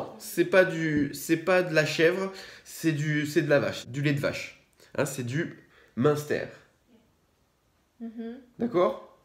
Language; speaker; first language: French; native; French